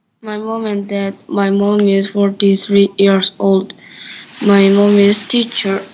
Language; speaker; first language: English; non-native, learner; Korean